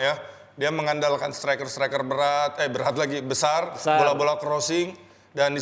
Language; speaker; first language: Indonesian; native; Indonesian